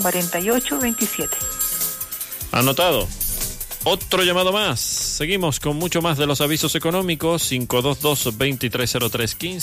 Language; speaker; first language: Spanish; native; Spanish